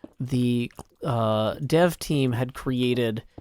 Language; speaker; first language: English; native; English